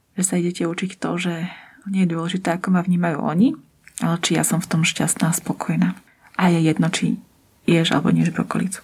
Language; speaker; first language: Slovak; native; Slovak